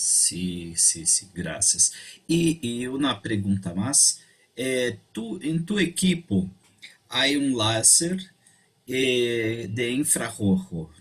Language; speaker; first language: Spanish; non-native, learner; Portuguese